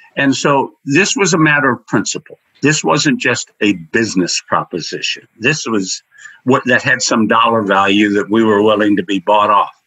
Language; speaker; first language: English; native; English